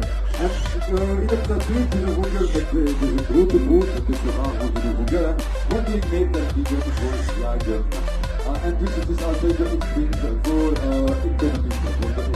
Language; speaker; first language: Dutch; non-native, local second language; French